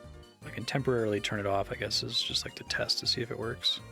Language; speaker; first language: English; native; English